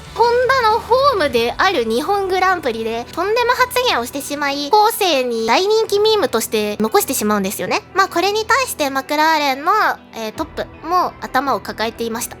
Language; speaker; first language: Japanese; native; Japanese